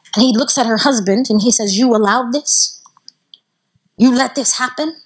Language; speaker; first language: English; native; English